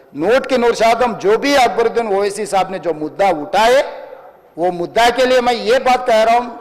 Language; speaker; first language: Hindi; non-native, local second language; Telugu